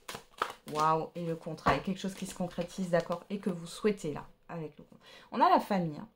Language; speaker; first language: French; native; French